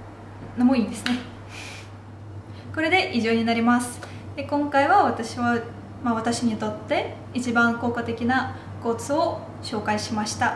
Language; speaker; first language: Japanese; non-native, fluent; Russian